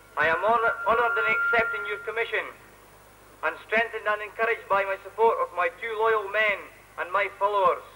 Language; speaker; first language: English; native; English